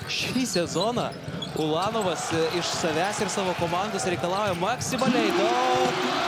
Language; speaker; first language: Lithuanian; native; Lithuanian